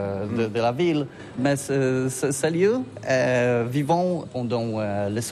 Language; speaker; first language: French; non-native, learner; Polish